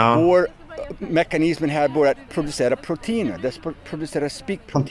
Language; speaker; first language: Swedish; non-native, fluent; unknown